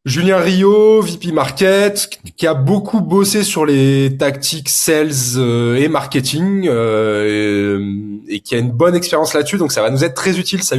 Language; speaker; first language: French; native; French